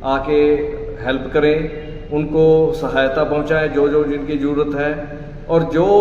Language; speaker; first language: Hindi; non-native, local second language; Punjabi